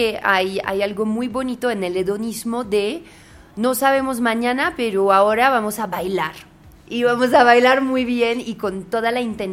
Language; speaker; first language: Spanish; non-native, fluent; French